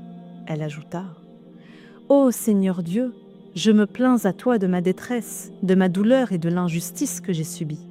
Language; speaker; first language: French; native; French